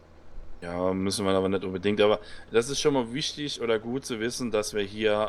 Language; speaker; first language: German; native; German